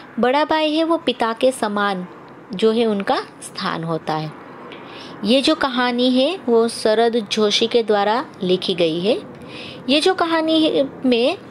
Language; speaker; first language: Hindi; non-native, local second language; Gujarati